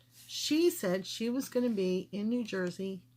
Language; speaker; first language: English; native; English